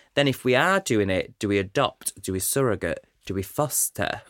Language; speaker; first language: English; native; English